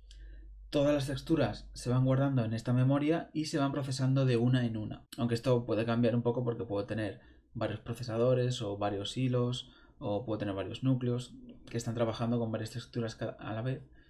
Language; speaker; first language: Spanish; native; Spanish